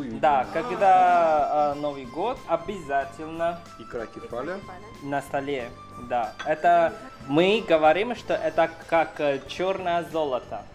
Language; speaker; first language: Russian; non-native, fluent; Chinese